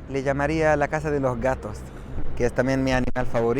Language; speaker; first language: Spanish; non-native, fluent; Arabic